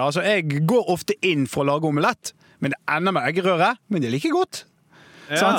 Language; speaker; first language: Norwegian; native; Norwegian